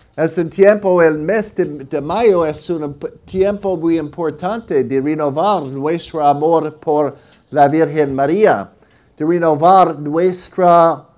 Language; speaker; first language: Spanish; non-native, learner; English